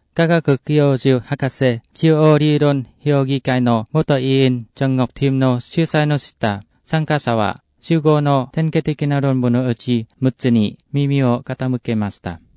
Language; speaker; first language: Japanese; non-native, fluent; Vietnamese